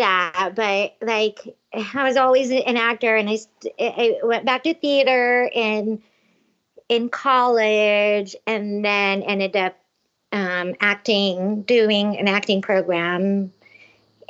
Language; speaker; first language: English; non-native, local second language; Cebuano